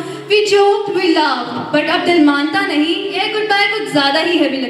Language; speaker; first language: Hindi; native; Hindi